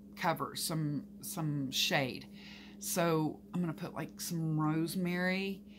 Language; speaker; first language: English; native; English